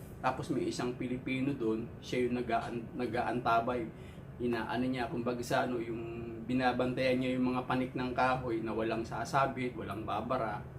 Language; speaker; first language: Filipino; native; Filipino